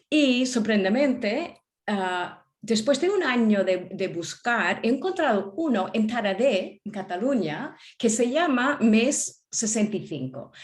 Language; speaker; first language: Spanish; non-native, fluent; English